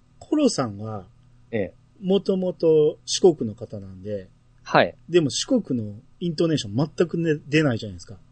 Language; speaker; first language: Japanese; native; Japanese